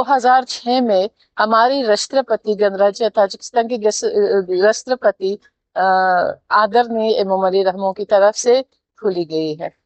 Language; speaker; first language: Hindi; non-native, fluent; Tajik